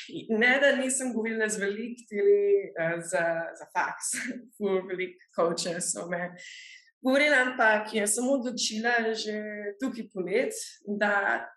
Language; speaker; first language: Slovenian; early bilingual, heritage; Slovenian